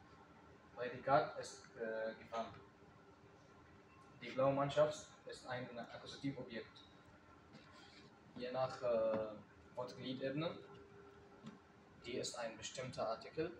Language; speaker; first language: German; non-native, learner; Arabic